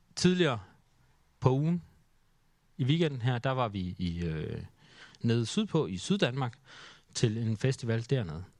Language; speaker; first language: Danish; native; Danish